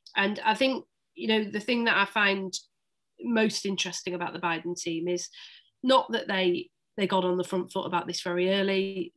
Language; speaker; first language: English; native; English